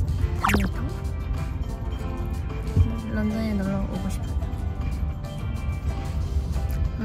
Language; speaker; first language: Korean; non-native, fluent; Thai